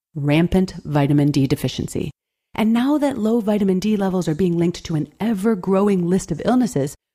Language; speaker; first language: English; native; English